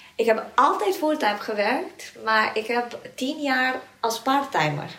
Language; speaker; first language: Dutch; non-native, fluent; Romanian